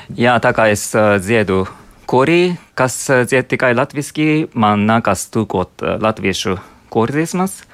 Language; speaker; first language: Latvian; non-native, fluent; Japanese